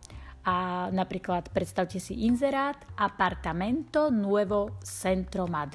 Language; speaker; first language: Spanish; non-native, fluent; Slovak